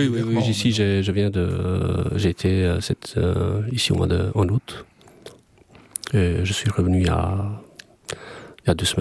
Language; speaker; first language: French; non-native, fluent; Albanian